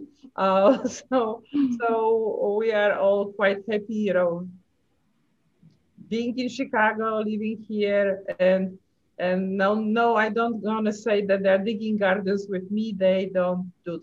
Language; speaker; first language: English; non-native, fluent; Polish